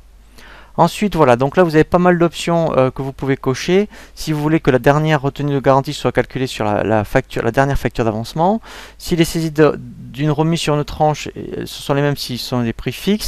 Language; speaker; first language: French; native; French